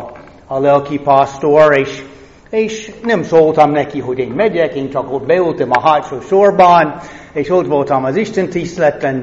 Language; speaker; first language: Hungarian; non-native, fluent; English